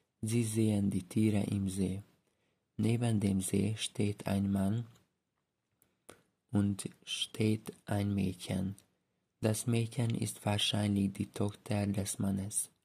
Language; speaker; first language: German; non-native, learner; Hungarian